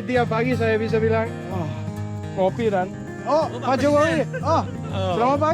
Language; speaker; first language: Indonesian; non-native, learner; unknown